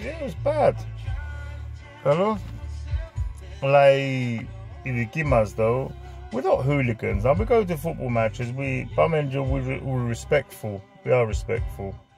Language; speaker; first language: English; early bilingual, other home language; Greek